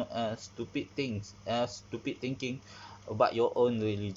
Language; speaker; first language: English; non-native, learner; Malay